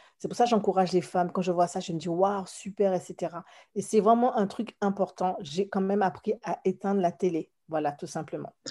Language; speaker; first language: French; native; French